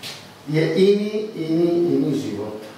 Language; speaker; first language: Czech; non-native, learner; Italian